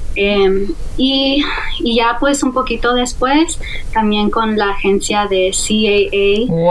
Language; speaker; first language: Spanish; native; Spanish